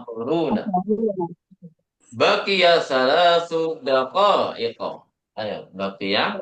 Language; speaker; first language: Arabic; non-native, fluent; Indonesian